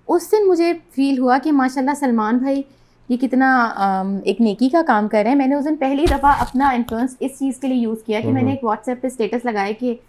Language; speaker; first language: Urdu; native; Urdu